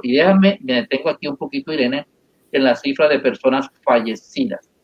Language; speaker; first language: Spanish; native; Spanish